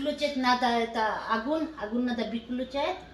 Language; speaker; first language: Russian; non-native, learner; Bangla